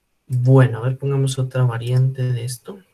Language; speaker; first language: Spanish; native; Spanish